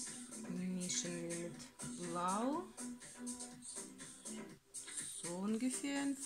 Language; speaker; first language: German; non-native, learner; Russian